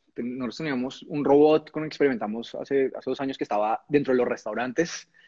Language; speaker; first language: Spanish; native; Spanish